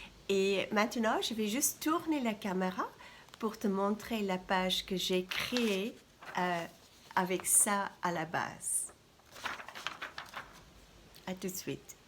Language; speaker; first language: French; non-native, fluent; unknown